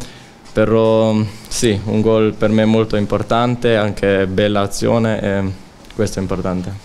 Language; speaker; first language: Italian; non-native, fluent; Slovenian